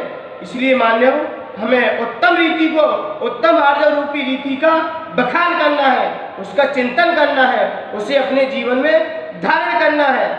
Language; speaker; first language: Hindi; native; Hindi